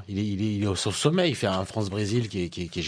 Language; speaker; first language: French; native; French